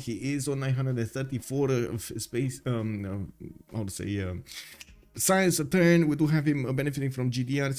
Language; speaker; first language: English; non-native, fluent; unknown